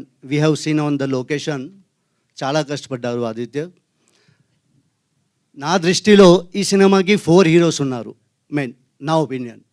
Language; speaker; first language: Telugu; non-native, learner; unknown